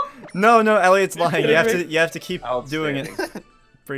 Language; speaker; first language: English; native; English